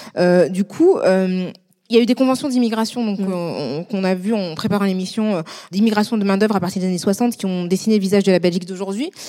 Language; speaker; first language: French; native; French